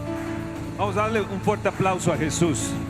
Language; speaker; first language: Spanish; native; Spanish